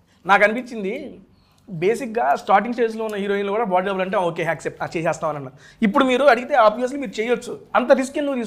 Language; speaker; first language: Telugu; native; Telugu